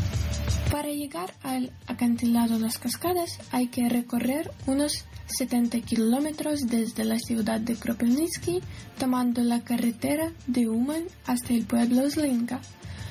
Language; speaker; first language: Spanish; non-native, learner; Ukrainian